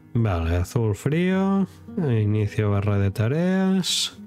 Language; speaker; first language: Spanish; non-native, local second language; Catalan